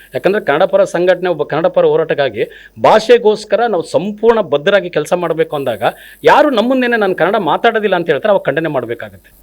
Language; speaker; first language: Kannada; native; Kannada